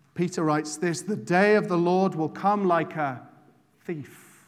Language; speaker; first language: English; native; English